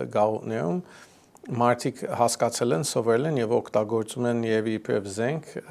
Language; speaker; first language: Armenian; early bilingual, heritage; Armenian